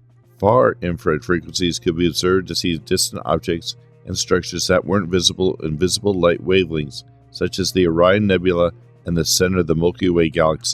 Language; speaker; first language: English; native; English